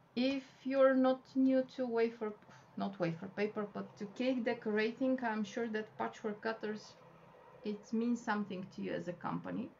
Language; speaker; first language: English; non-native, fluent; Bulgarian